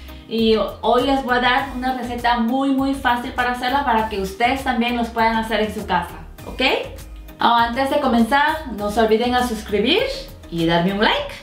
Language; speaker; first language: Spanish; non-native, fluent; Korean